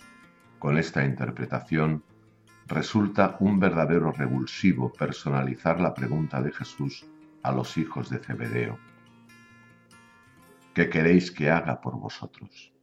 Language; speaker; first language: Spanish; native; Spanish